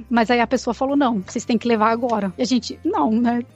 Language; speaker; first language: Portuguese; native; Portuguese